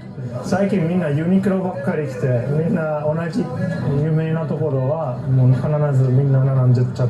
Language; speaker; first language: Japanese; non-native, fluent; Spanish